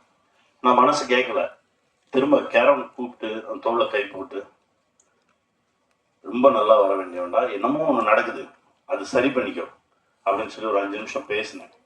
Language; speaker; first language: Tamil; native; Tamil